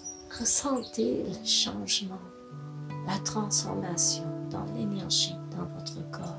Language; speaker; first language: French; non-native, fluent; English